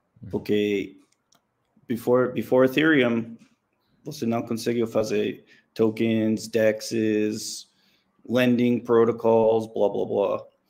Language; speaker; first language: Portuguese; non-native, learner; English